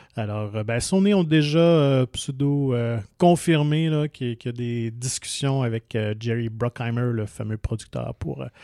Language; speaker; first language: French; native; French